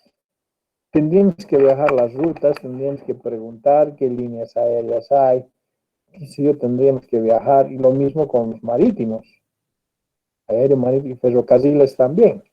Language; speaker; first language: Spanish; native; Spanish